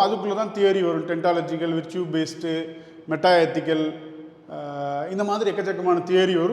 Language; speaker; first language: Tamil; native; Tamil